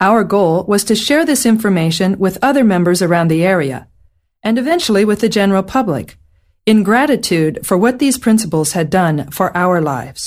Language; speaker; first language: English; native; English